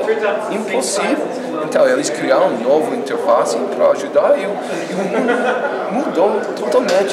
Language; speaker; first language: Portuguese; non-native, fluent; English